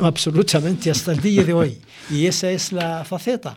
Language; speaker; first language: Spanish; non-native, local second language; Arabic